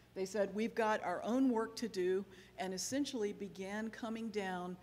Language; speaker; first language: English; native; English